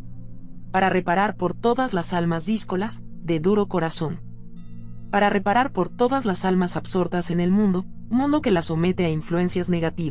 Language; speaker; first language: Spanish; native; Spanish